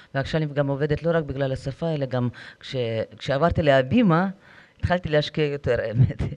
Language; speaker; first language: Hebrew; non-native, fluent; Russian